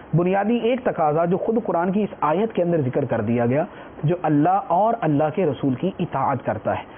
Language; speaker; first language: Urdu; native; Urdu